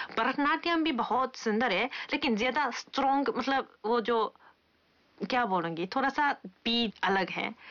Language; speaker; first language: Hindi; non-native, fluent; Japanese